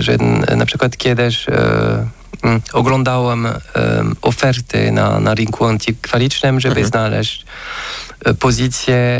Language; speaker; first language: Polish; non-native, fluent; French